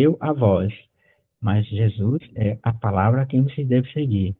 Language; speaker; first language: Portuguese; native; Portuguese